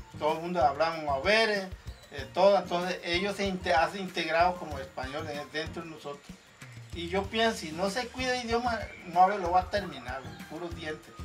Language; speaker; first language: Spanish; non-native, local second language; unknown